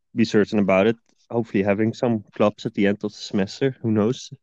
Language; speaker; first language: English; non-native, fluent; Dutch